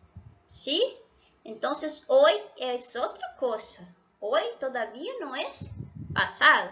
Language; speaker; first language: Spanish; non-native, fluent; Portuguese